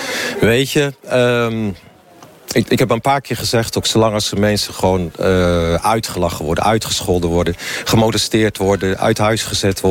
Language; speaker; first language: Dutch; native; Dutch